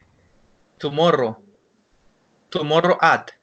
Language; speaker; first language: English; non-native, learner; Spanish